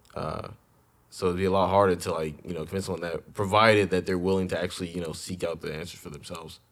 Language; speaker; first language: English; native; English